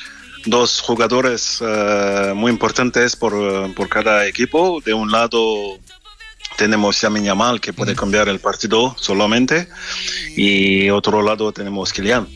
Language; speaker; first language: Spanish; non-native, fluent; French